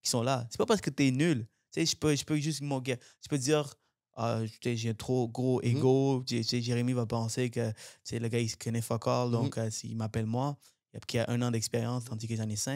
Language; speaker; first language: French; native; French